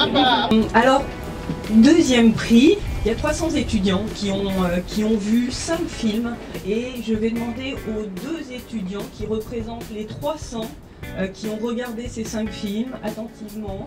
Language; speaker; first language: French; native; French